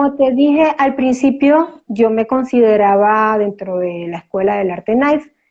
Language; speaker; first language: Spanish; native; Spanish